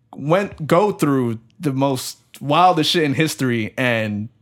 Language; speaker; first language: English; native; English